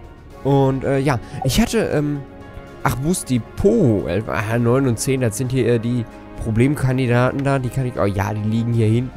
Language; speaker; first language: German; native; German